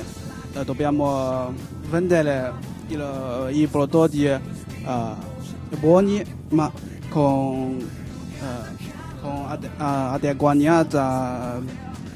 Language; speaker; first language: Italian; non-native, learner; Chinese